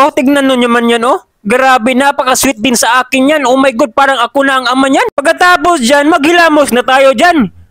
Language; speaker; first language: Filipino; non-native, local second language; Cebuano